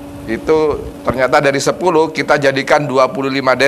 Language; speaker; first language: Indonesian; native; Indonesian